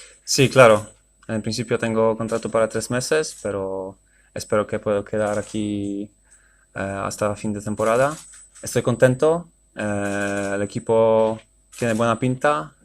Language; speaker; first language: Spanish; non-native, fluent; Polish